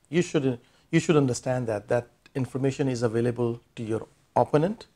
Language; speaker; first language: English; non-native, local second language; Urdu